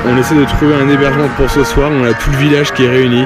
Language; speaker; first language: French; native; French